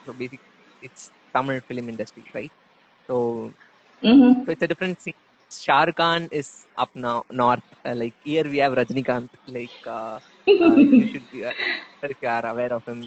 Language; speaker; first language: English; non-native, local second language; Tamil